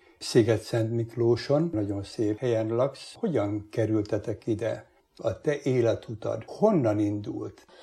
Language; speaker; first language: Hungarian; native; Hungarian